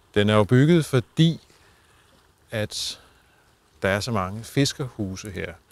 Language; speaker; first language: Danish; native; Danish